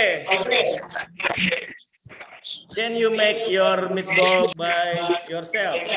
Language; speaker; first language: English; non-native, fluent; Indonesian